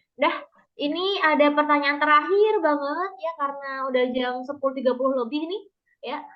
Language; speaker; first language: Indonesian; native; Indonesian